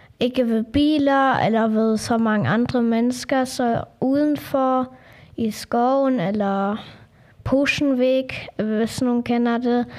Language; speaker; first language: Danish; non-native, local second language; German